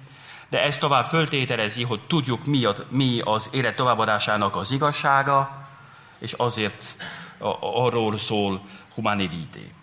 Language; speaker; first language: Hungarian; non-native, fluent; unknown